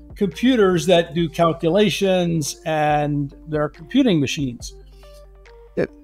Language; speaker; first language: English; native; English